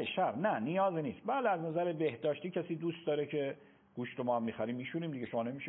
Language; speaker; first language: Persian; native; Persian